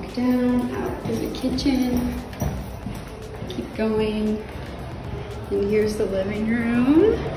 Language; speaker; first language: English; native; English